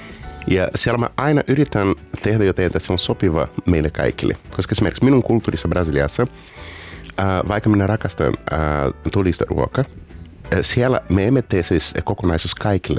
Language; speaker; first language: Finnish; non-native, learner; Portuguese